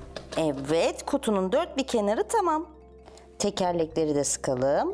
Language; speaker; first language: Turkish; native; Turkish